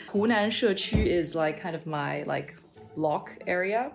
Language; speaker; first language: English; non-native, local second language; Cantonese